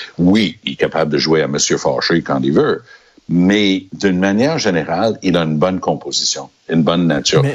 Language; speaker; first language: French; native; French